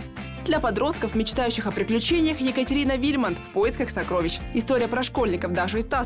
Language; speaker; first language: Russian; native; Russian